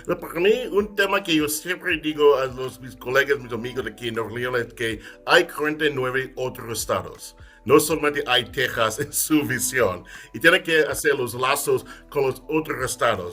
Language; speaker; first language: Spanish; non-native, fluent; English